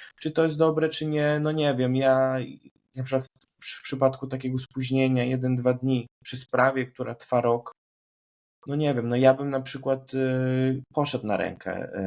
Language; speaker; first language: Polish; native; Polish